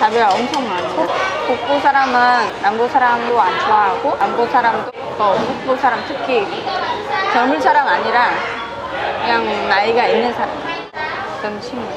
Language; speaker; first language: Korean; non-native, learner; Vietnamese